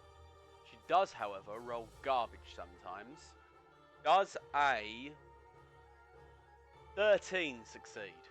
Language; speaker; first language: English; native; English